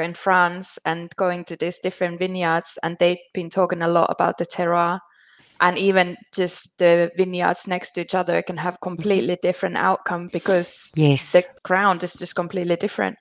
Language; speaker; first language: English; non-native, fluent; Finnish